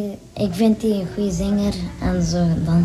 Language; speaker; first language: Dutch; early bilingual, other home language; Turkish